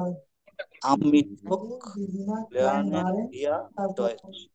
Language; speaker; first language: German; non-native, learner; Bangla